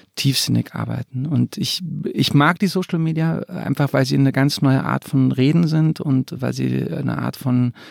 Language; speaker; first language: German; early bilingual, other home language; Croatian